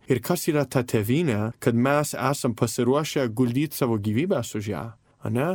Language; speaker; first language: Lithuanian; early bilingual, heritage; Lithuanian